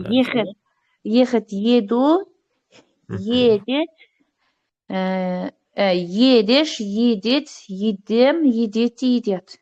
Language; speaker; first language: Russian; non-native, learner; Uzbek